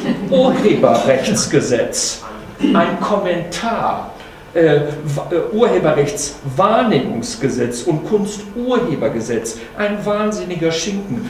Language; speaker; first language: German; native; German